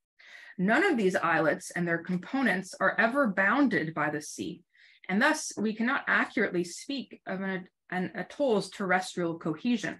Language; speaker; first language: English; native; English